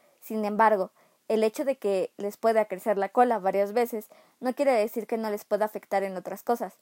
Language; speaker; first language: Spanish; native; Spanish